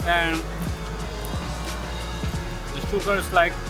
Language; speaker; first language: English; non-native, local second language; Filipino